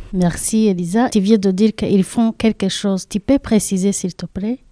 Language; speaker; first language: French; non-native, learner; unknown